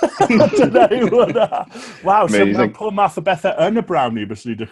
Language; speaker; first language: Welsh; native; Welsh